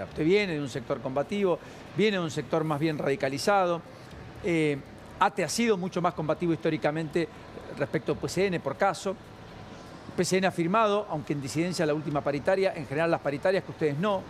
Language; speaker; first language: Spanish; native; Spanish